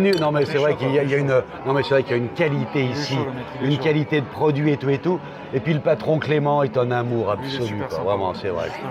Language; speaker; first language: French; native; French